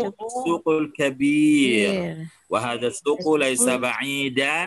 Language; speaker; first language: Arabic; non-native, fluent; Indonesian